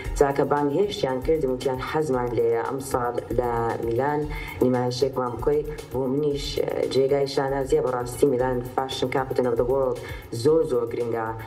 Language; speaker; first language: Central Kurdish; early bilingual, heritage; Central Kurdish